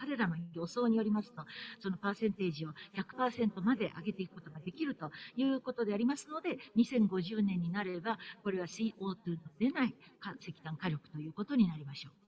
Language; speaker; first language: Japanese; native; Japanese